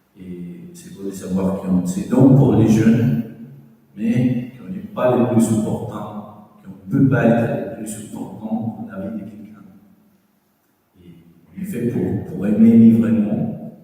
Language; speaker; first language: French; non-native, fluent; Spanish